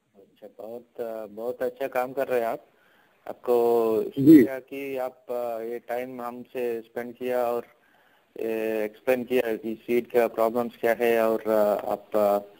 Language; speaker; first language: Hindi; non-native, local second language; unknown